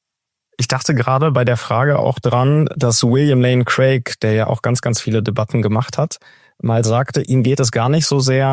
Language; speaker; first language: German; native; German